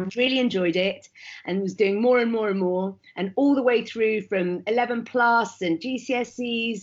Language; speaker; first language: English; native; English